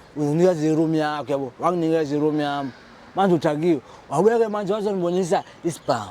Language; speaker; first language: Zulu; non-native, local second language; Xhosa